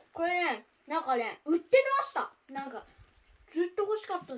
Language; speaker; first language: Japanese; early bilingual, other home language; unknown